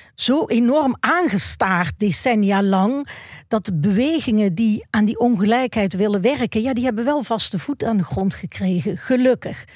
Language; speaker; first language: Dutch; native; Dutch